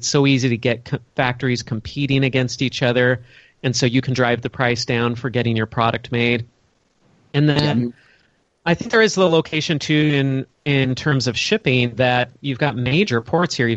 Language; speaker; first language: English; native; English